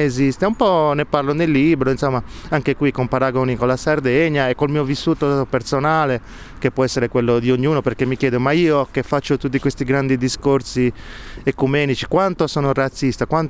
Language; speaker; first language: Italian; native; Italian